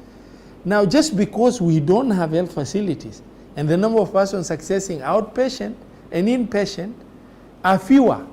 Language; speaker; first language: English; non-native, local second language; Somali